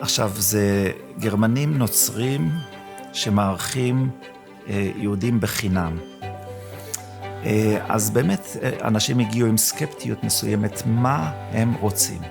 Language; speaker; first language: Hebrew; early bilingual, other home language; German